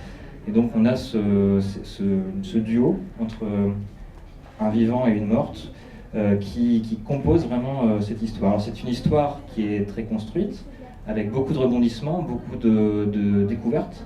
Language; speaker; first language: French; native; French